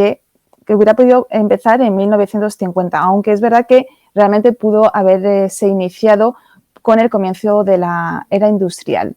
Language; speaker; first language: Spanish; native; Spanish